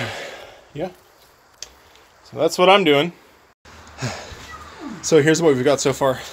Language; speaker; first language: English; native; English